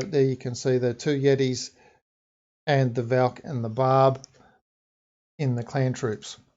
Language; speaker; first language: English; native; English